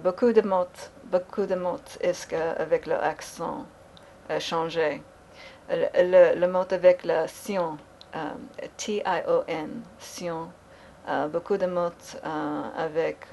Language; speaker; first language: French; non-native, learner; English